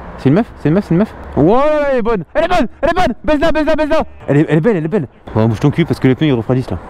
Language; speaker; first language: French; native; French